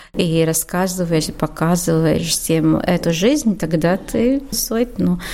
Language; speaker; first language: Russian; non-native, learner; Latvian